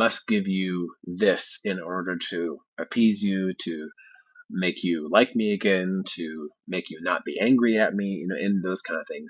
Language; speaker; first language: English; native; English